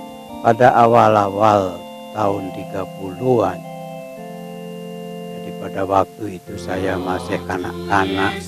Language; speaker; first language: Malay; non-native, local second language; Balinese